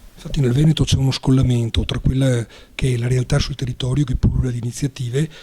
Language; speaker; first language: Italian; native; Italian